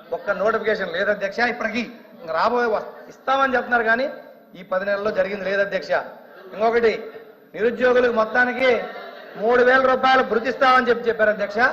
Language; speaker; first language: Telugu; native; Telugu